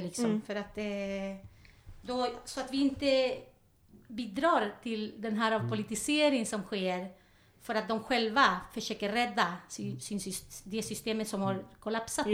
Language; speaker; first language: Swedish; non-native, fluent; Spanish